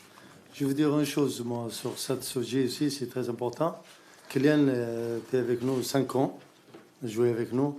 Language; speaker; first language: French; non-native, learner; Arabic